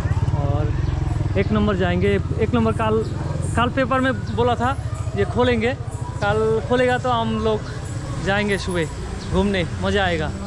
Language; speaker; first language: Hindi; non-native, local second language; Bangla